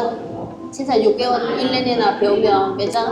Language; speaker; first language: Korean; non-native, learner; Vietnamese